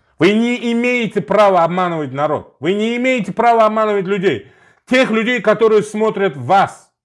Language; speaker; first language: Russian; non-native, local second language; Uzbek